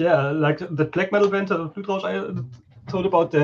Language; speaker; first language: English; non-native, fluent; German